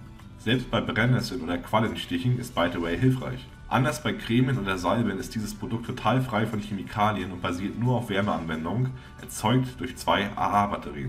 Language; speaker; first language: German; native; German